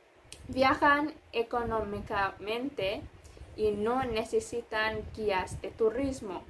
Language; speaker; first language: Spanish; non-native, fluent; English